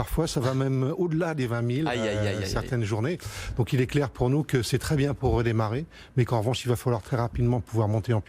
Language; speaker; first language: French; native; French